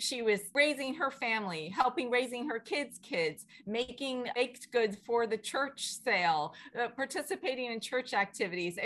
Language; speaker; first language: English; native; English